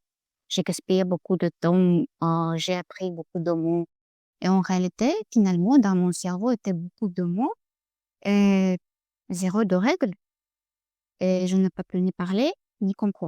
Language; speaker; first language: French; non-native, learner; Russian